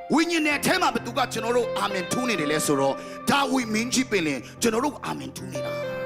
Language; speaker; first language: Burmese; non-native, local second language; Tedim Chin